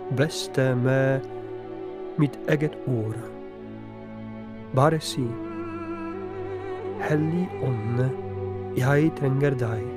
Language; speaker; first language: Norwegian; non-native, fluent; Polish